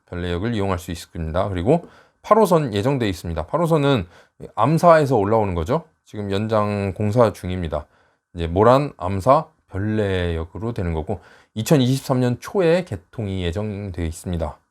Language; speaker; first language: Korean; native; Korean